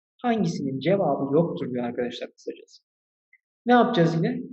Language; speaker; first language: English; non-native, fluent; Turkish